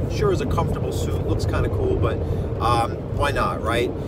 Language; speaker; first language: English; native; English